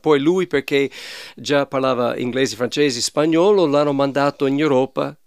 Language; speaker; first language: Italian; non-native, fluent; English